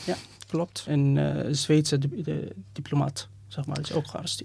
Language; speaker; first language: Dutch; non-native, fluent; Persian